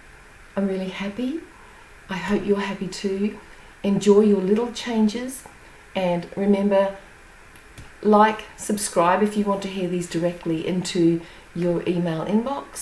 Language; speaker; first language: English; native; English